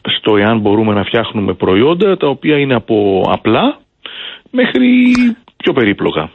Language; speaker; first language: Greek; native; Greek